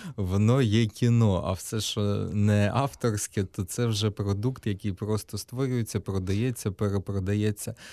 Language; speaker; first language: Ukrainian; non-native, local second language; Russian